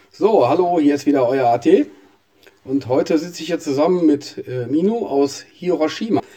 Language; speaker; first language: German; native; German